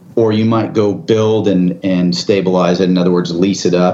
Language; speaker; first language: English; native; English